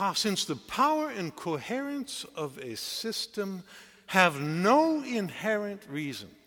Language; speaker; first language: English; native; English